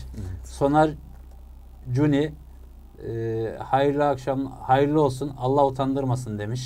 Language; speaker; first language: Turkish; native; Turkish